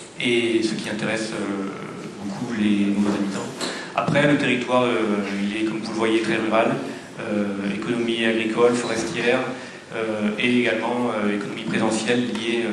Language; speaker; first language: French; native; French